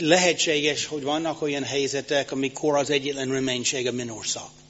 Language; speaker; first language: Hungarian; non-native, fluent; English